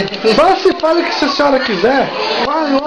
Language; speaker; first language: Portuguese; native; Portuguese